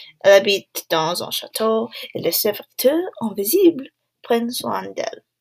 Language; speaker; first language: French; non-native, learner; English